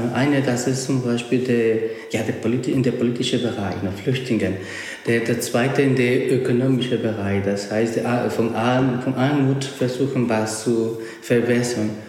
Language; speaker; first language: German; non-native, learner; Spanish